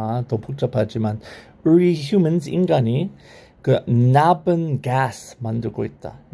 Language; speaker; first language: Korean; non-native, learner; English